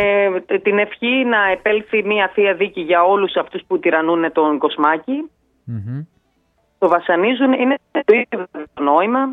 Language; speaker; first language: Greek; native; Greek